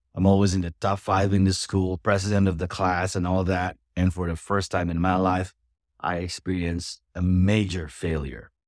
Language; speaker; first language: English; non-native, local second language; Filipino